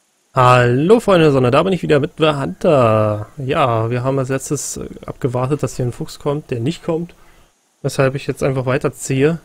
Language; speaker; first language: German; native; German